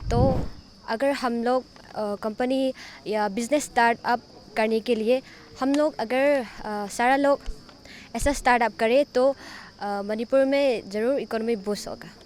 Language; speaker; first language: Hindi; non-native, local second language; Manipuri